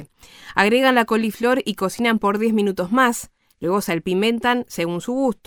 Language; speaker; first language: Spanish; native; Spanish